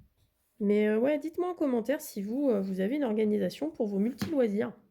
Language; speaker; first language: French; native; French